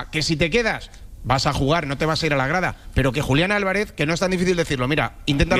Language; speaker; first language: Spanish; native; Spanish